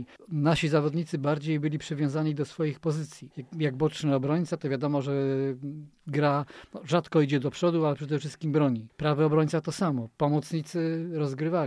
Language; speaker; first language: Polish; native; Polish